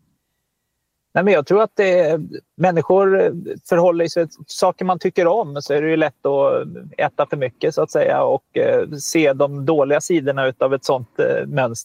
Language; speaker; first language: Swedish; native; Swedish